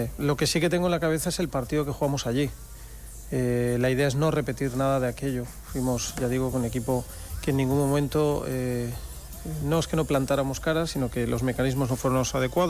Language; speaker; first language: Spanish; native; Spanish